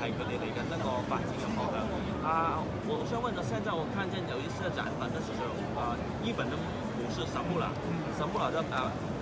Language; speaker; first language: Chinese; non-native, fluent; Cantonese